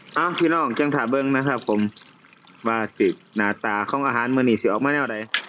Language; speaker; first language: Thai; native; Thai